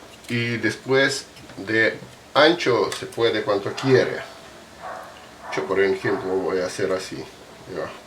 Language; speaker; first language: Spanish; non-native, fluent; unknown